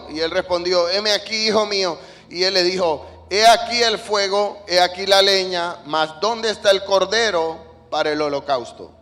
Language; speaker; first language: Spanish; native; Spanish